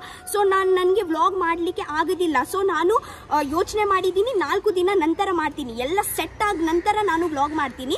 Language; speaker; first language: Kannada; non-native, local second language; Tulu